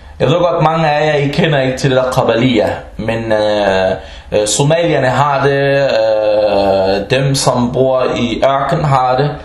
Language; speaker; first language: Danish; early bilingual, other home language; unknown